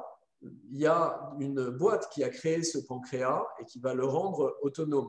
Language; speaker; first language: French; native; French